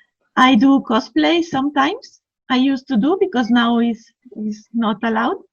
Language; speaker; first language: English; non-native, fluent; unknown